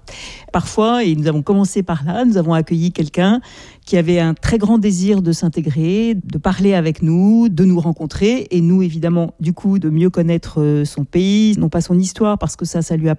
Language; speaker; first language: French; native; French